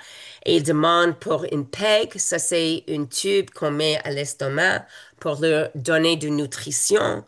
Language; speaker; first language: French; non-native, fluent; English